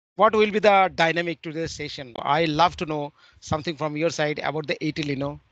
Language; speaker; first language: English; non-native, learner; Bangla